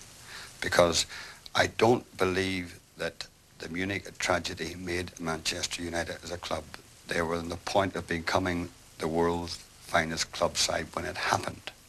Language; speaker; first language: English; native; English